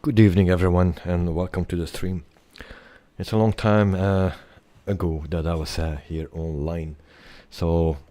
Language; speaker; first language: English; non-native, fluent; Dutch